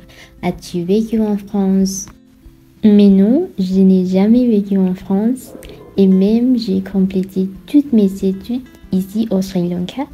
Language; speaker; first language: French; non-native, fluent; Sinhala